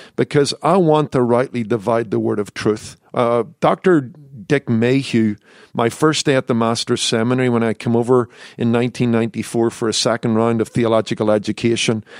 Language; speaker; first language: English; native; English